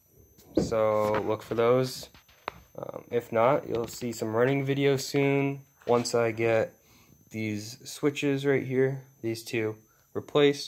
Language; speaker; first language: English; native; English